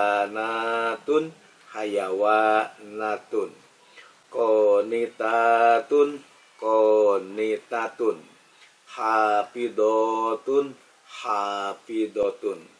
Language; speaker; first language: Arabic; non-native, fluent; Indonesian